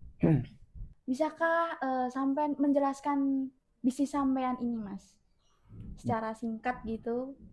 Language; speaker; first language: Indonesian; native; Indonesian